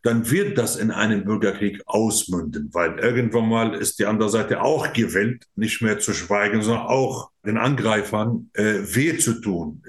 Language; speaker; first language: German; non-native, fluent; Arabic